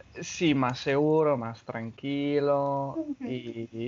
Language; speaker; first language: Spanish; non-native, fluent; English